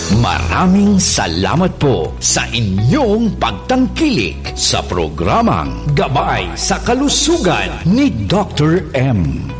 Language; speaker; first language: Filipino; non-native, local second language; Bikol